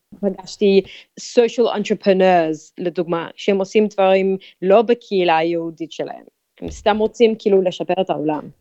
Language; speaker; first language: Hebrew; non-native, fluent; English